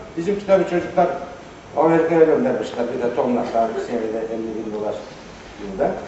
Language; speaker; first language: Turkish; native; Turkish